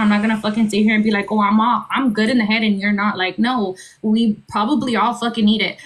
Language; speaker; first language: English; early bilingual, other home language; Spanish